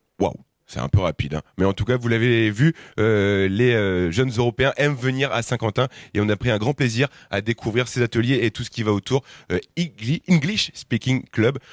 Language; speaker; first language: French; native; French